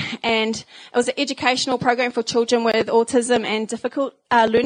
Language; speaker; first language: English; native; English